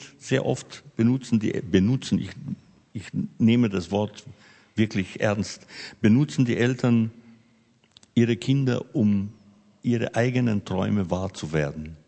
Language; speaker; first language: German; non-native, fluent; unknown